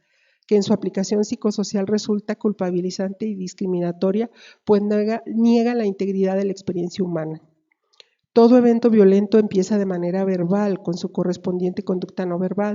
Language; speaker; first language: Spanish; native; Spanish